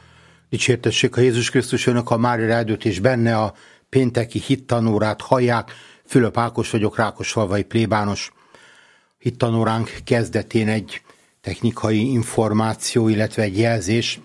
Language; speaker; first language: Hungarian; native; Hungarian